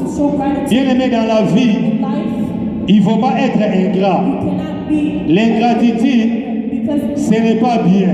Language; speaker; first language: French; non-native, local second language; Lingala